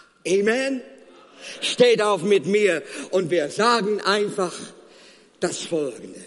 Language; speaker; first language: German; non-native, fluent; Afrikaans